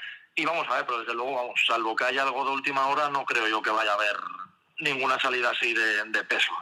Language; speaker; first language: Spanish; native; Spanish